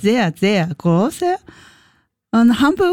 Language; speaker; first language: German; non-native, learner; Japanese